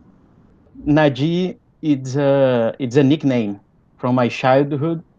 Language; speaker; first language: English; non-native, fluent; Portuguese